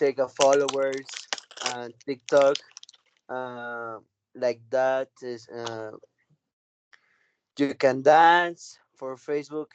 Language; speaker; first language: English; non-native, learner; Spanish